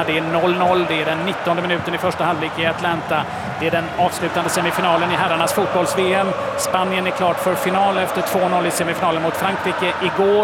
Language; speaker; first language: Swedish; native; Swedish